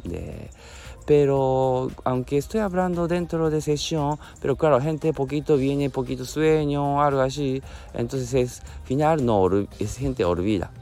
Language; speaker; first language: Spanish; non-native, learner; Japanese